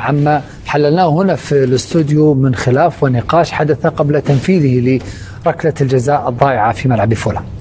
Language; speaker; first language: Arabic; native; Arabic